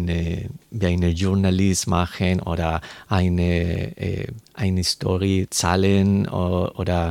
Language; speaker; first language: German; non-native, learner; Spanish